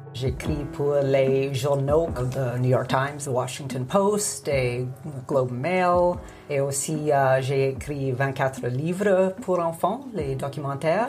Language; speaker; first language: French; non-native, local second language; English